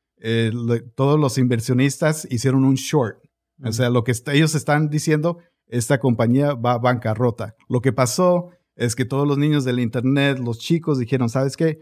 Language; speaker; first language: Spanish; early bilingual, heritage; Spanish